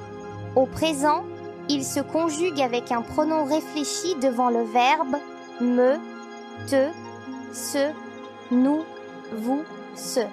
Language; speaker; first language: French; non-native, local second language; Arabic